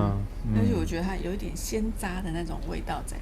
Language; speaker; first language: Chinese; native; Chinese